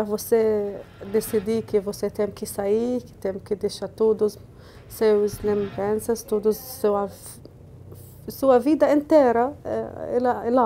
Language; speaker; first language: Portuguese; non-native, learner; Arabic